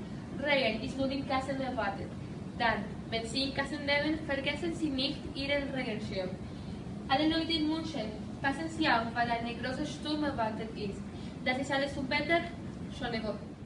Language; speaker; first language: German; non-native, learner; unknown